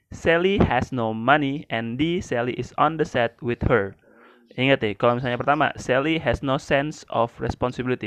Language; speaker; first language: English; non-native, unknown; Indonesian